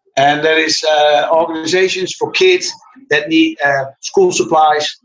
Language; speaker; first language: English; non-native, fluent; Dutch